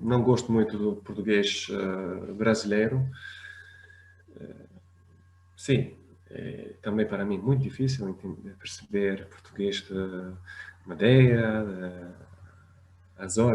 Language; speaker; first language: Portuguese; non-native, fluent; French